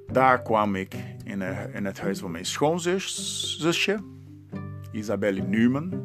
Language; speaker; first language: Dutch; non-native, learner; Portuguese